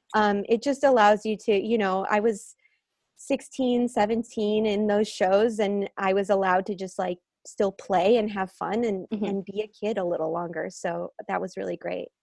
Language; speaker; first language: English; native; English